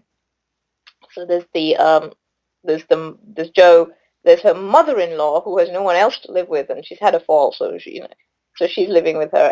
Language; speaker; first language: English; non-native, local second language; Sinhala